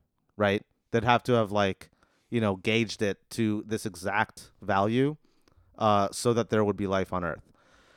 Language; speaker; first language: English; native; English